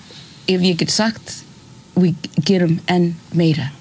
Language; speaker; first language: Icelandic; early bilingual, other home language; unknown